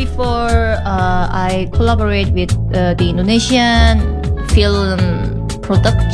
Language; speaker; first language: English; non-native, learner; Korean